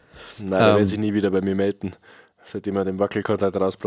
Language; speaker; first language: German; native; German